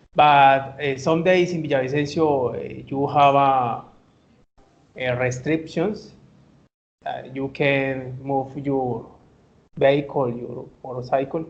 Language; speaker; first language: English; non-native, learner; Spanish